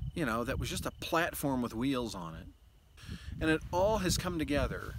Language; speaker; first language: English; native; English